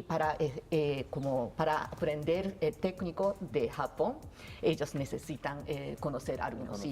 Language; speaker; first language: Spanish; non-native, learner; Japanese